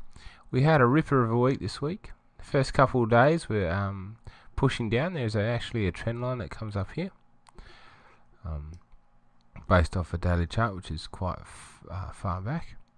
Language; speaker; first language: English; native; English